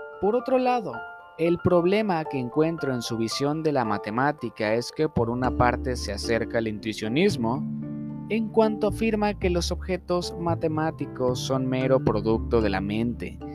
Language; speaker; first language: Spanish; native; Spanish